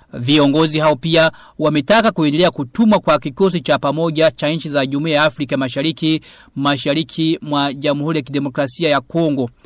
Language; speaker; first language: Swahili; non-native, local second language; Rundi